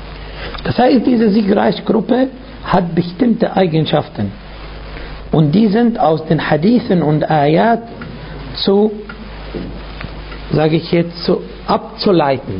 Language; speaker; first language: German; non-native, fluent; Arabic